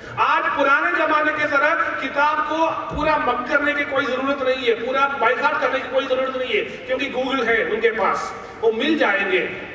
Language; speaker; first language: Hindi; non-native, local second language; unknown